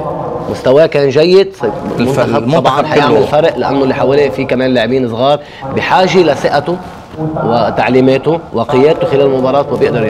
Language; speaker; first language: Arabic; native; Arabic